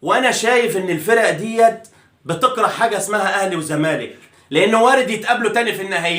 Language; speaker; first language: Arabic; native; Arabic